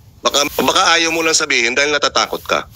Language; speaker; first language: Filipino; native; Filipino